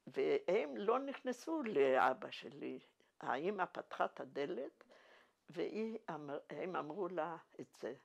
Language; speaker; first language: Hebrew; non-native, fluent; Yiddish